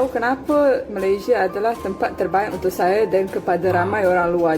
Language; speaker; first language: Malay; non-native, fluent; Bosnian